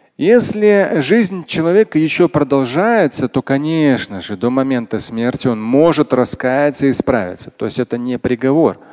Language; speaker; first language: Russian; non-native, local second language; Tatar